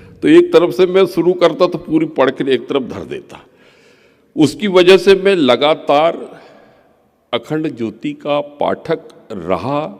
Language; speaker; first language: Hindi; non-native, local second language; Gondi